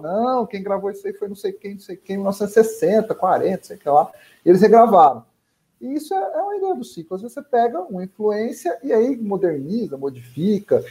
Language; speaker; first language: Portuguese; native; Portuguese